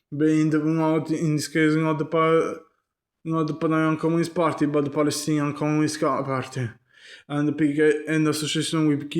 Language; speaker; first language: English; non-native, learner; Italian